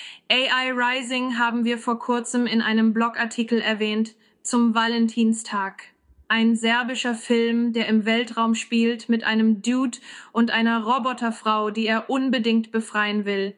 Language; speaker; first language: German; native; German